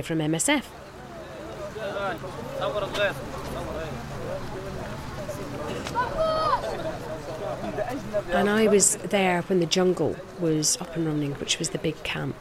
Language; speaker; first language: English; native; English